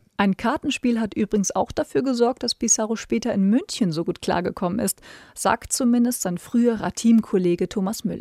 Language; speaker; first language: German; native; German